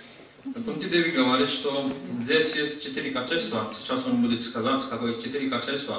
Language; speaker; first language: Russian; non-native, learner; Hindi